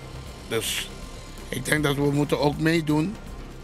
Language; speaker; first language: Dutch; non-native, fluent; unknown